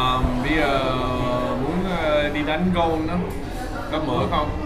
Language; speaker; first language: Vietnamese; early bilingual, heritage; English